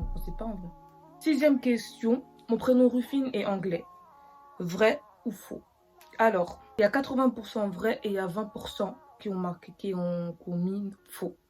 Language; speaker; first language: French; native; French